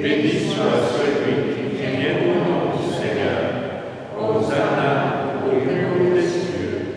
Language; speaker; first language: French; native; French